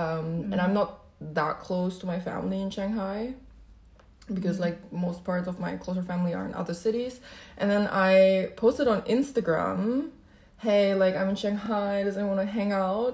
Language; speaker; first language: English; non-native, fluent; Chinese